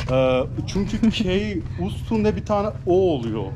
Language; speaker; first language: Turkish; non-native, learner; Persian